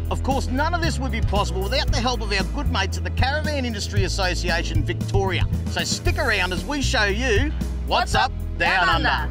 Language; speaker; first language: English; native; English